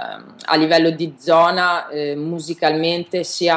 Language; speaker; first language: Italian; native; Italian